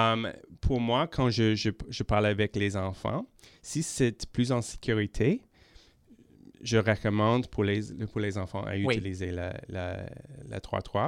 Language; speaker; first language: French; non-native, local second language; English